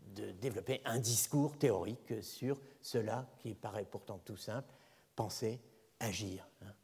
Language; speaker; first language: French; native; French